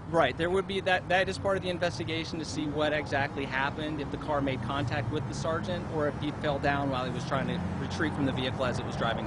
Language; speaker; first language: English; native; English